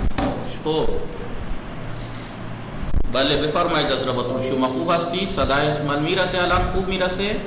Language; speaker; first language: Persian; non-native, fluent; Urdu